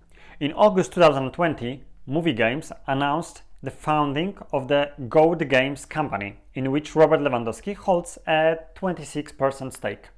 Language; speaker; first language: English; non-native, fluent; Polish